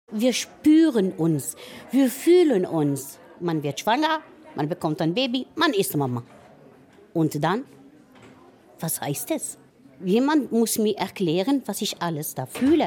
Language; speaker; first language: German; non-native, fluent; Arabic